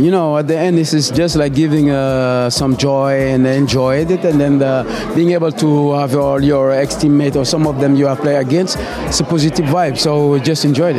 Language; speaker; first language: English; non-native, fluent; French